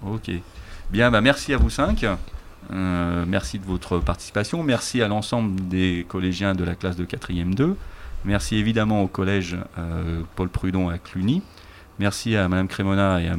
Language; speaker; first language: French; native; French